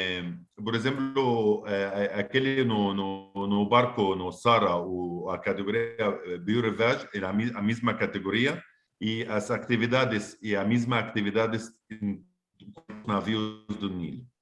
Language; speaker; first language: Portuguese; non-native, fluent; Arabic